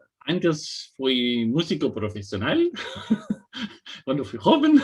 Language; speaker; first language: Spanish; non-native, fluent; German